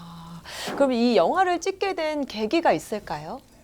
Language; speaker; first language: Korean; native; Korean